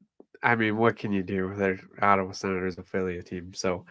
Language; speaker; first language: English; native; English